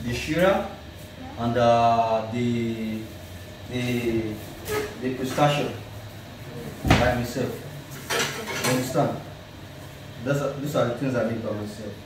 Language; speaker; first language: English; non-native, learner; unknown